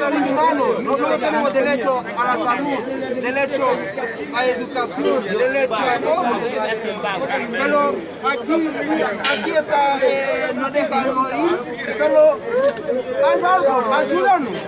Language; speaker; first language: Spanish; non-native, fluent; Haitian Creole